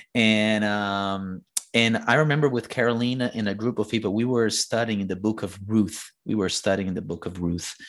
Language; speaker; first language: English; non-native, fluent; Portuguese